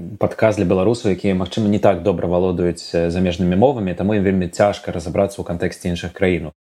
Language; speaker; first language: Belarusian; non-native, local second language; Russian